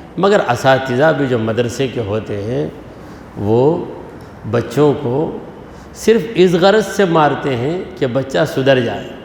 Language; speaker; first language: Urdu; native; Urdu